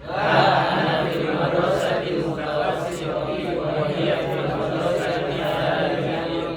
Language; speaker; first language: Arabic; non-native, learner; Indonesian